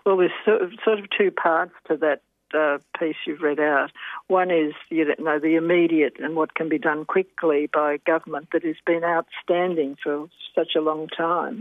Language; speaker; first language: English; native; English